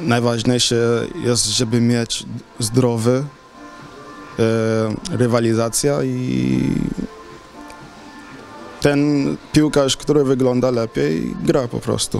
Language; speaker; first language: Polish; non-native, fluent; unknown